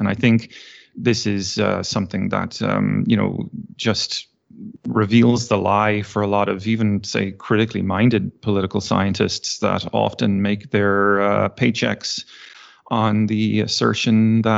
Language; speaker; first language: English; native; English